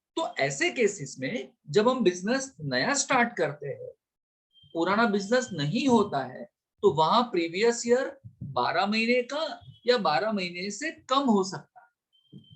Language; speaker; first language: Hindi; non-native, local second language; Gujarati